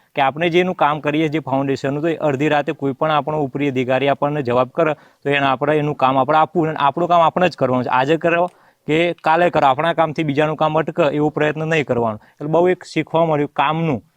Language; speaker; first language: Gujarati; native; Gujarati